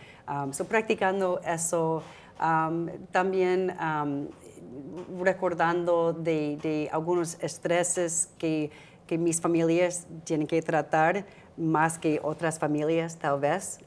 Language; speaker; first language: Spanish; non-native, fluent; English